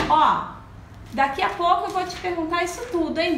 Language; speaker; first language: Portuguese; native; Portuguese